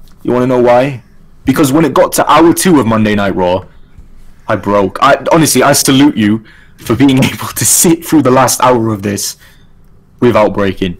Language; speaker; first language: English; native; English